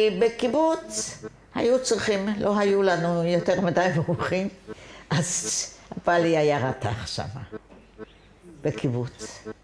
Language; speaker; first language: Hebrew; non-native, fluent; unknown